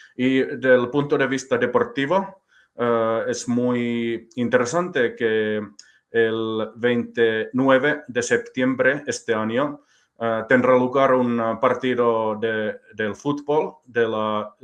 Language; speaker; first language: Spanish; non-native, fluent; Finnish